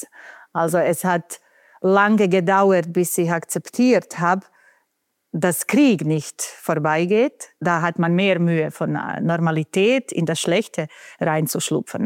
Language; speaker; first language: German; non-native, fluent; Bosnian